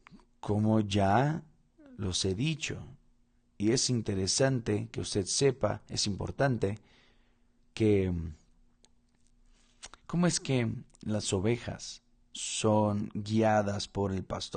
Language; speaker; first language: Spanish; non-native, fluent; Portuguese